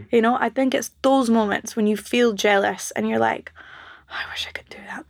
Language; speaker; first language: English; native; English